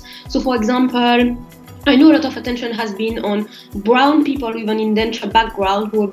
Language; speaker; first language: English; non-native, fluent; French